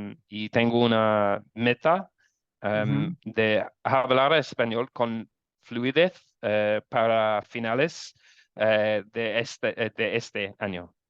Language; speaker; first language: Spanish; non-native, learner; English